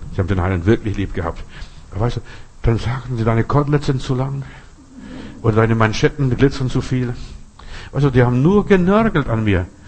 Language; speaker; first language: German; non-native, fluent; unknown